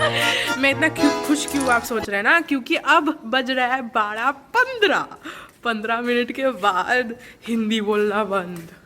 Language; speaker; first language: Hindi; non-native, local second language; Bangla